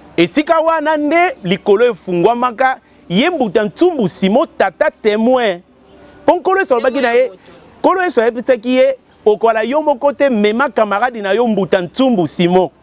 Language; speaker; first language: Lingala; non-native, local second language; Kongo